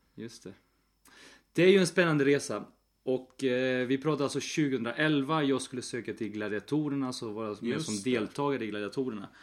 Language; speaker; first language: Swedish; early bilingual, other home language; Spanish